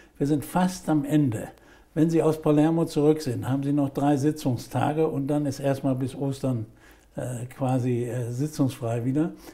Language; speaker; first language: German; native; German